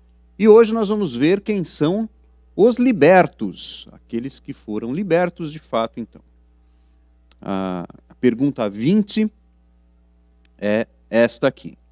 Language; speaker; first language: Portuguese; native; Portuguese